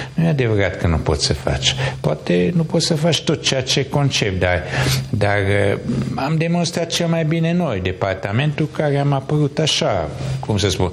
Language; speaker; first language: Romanian; non-native, local second language; Hungarian